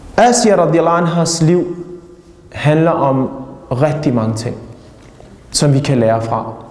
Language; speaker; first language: Danish; early bilingual, other home language; Urdu